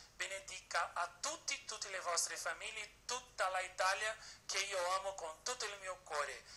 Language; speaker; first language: Italian; non-native, learner; Portuguese